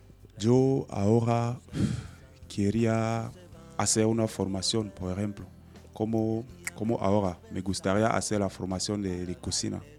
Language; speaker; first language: Spanish; non-native, learner; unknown